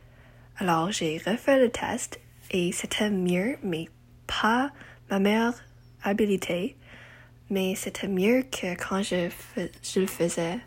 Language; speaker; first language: French; non-native, learner; English